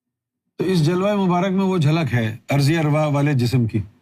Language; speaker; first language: Urdu; native; Urdu